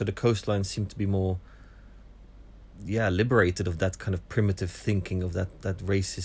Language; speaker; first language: English; native; English